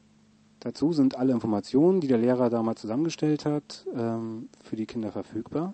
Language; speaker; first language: German; native; German